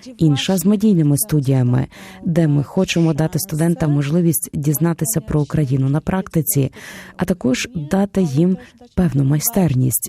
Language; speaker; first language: Ukrainian; non-native, fluent; Polish